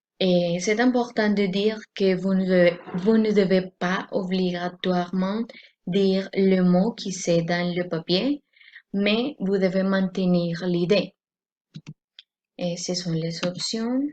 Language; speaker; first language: French; non-native, learner; Spanish